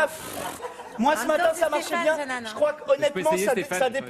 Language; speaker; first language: French; native; French